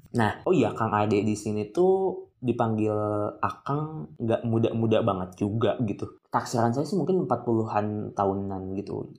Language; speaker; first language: Indonesian; non-native, local second language; Sundanese